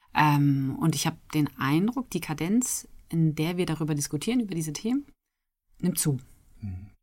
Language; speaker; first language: German; native; German